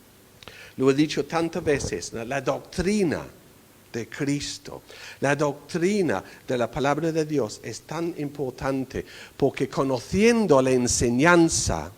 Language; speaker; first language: Spanish; non-native, fluent; English